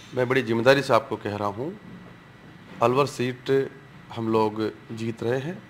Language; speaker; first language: Hindi; native; Hindi